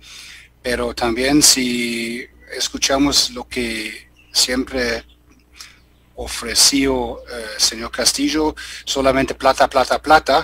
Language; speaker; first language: Spanish; non-native, learner; German